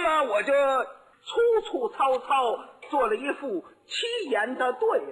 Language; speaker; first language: Chinese; native; Chinese